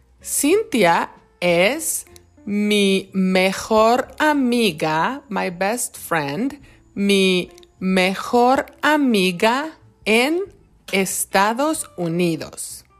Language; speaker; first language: Spanish; non-native, fluent; English